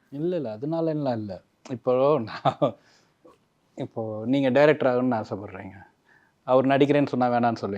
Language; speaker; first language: Tamil; native; Tamil